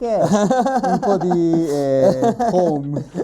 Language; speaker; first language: Italian; non-native, learner; Japanese